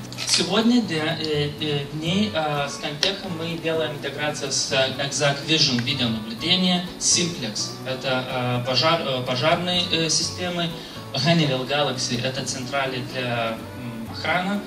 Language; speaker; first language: Russian; non-native, fluent; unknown